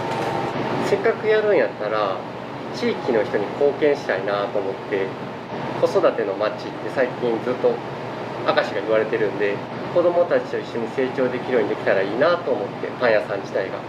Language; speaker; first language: Japanese; native; Japanese